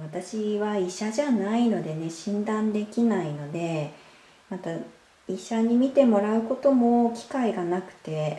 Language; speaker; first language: Japanese; native; Japanese